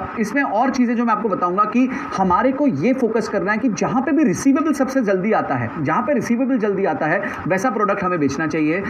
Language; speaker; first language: Hindi; native; Hindi